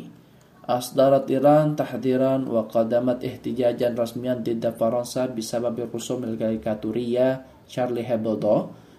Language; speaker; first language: Arabic; non-native, fluent; Indonesian